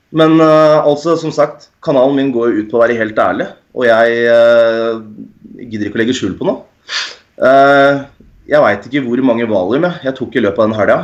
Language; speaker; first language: Norwegian; native; Norwegian